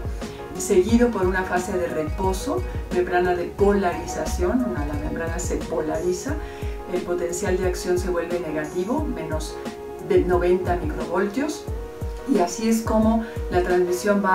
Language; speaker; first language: Spanish; native; Spanish